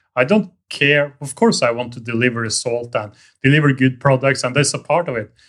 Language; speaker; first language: English; non-native, fluent; Norwegian